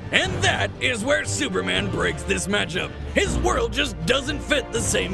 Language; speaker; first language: English; native; English